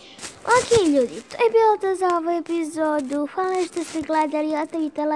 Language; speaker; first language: Serbian; native; Serbian